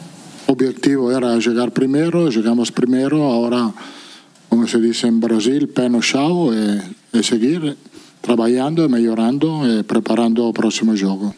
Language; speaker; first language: Portuguese; non-native, learner; Italian